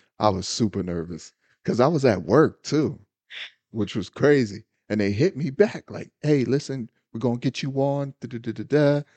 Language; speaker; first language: English; native; English